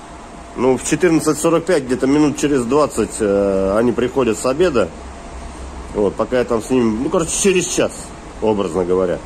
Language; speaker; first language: Russian; native; Russian